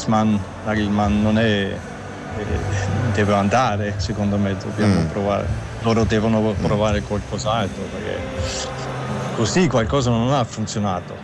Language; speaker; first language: Italian; non-native, learner; German